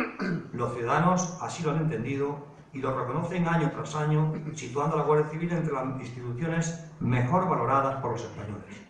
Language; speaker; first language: Spanish; native; Spanish